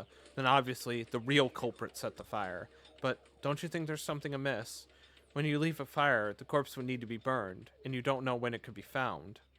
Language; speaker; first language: English; native; English